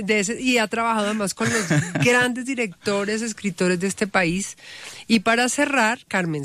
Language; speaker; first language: Spanish; native; Spanish